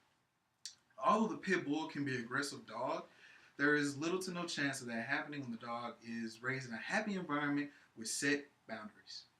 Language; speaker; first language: English; native; English